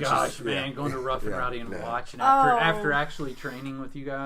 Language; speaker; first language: English; native; English